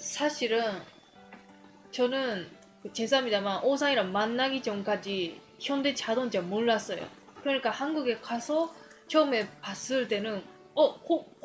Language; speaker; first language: Korean; non-native, fluent; Japanese